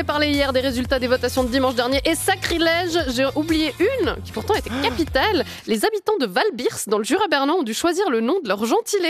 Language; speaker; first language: French; native; French